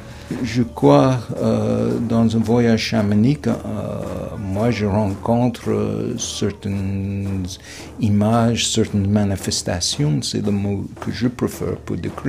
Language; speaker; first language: French; non-native, fluent; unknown